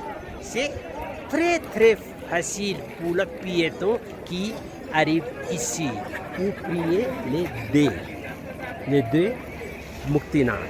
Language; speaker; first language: French; non-native, learner; Nepali